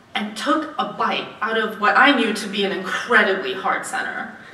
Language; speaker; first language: English; early bilingual, other home language; Romanian